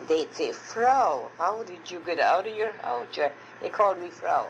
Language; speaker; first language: English; early bilingual, other home language; German